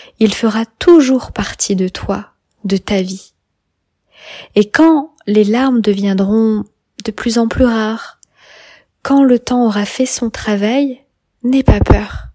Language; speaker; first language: French; native; French